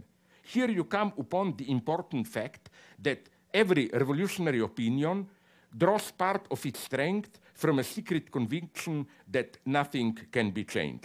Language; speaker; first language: English; non-native, fluent; Slovenian